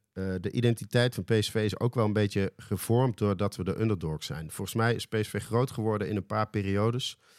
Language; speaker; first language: Dutch; native; Dutch